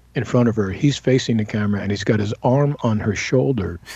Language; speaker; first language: English; native; English